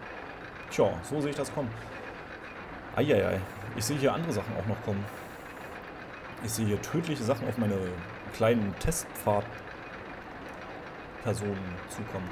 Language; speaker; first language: German; native; German